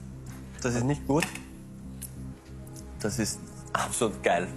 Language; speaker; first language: German; native; German